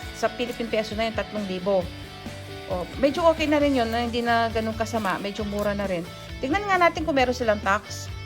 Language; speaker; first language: Filipino; non-native, local second language; Pampanga